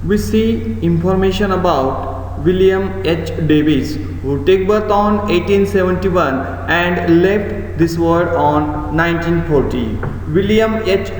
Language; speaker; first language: English; non-native, local second language; Marathi